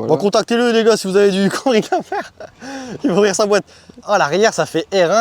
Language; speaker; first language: French; native; French